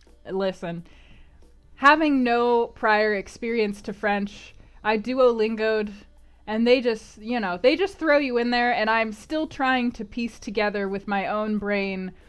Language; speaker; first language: English; native; English